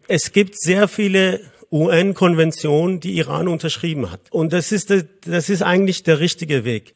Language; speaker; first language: German; non-native, fluent; Persian